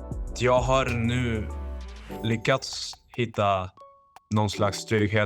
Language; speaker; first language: Swedish; non-native, fluent; Spanish